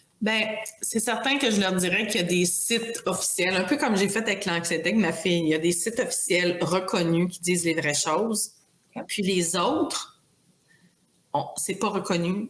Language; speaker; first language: French; native; French